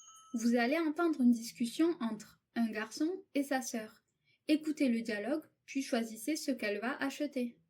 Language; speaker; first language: French; native; French